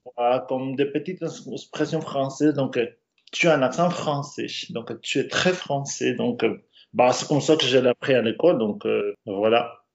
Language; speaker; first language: French; non-native, fluent; Spanish